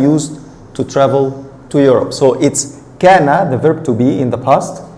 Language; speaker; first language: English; non-native, fluent; Arabic